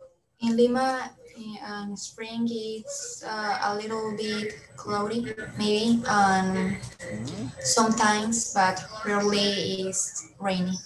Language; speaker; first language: English; non-native, learner; Spanish